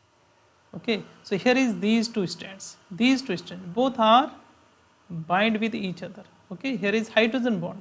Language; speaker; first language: English; non-native, local second language; Hindi